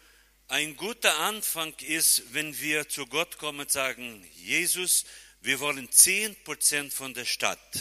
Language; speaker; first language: German; non-native, fluent; Portuguese